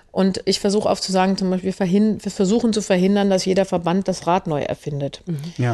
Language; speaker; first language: German; native; German